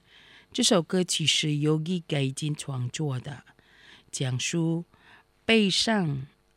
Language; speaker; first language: Chinese; non-native, fluent; Indonesian